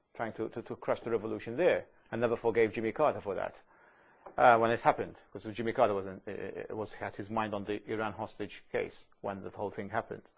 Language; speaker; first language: English; non-native, fluent; Maltese